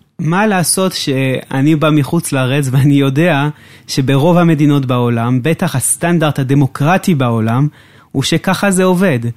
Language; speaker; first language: Hebrew; non-native, fluent; French